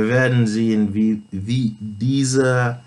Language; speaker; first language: German; non-native, fluent; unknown